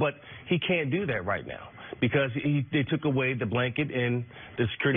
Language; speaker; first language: English; native; English